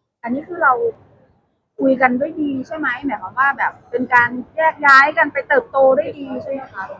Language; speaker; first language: Thai; native; Thai